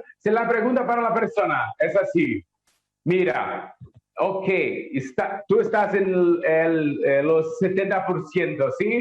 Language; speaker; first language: Spanish; non-native, learner; Portuguese